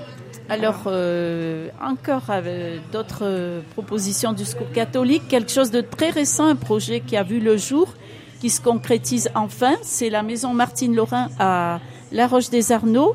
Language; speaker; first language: French; native; French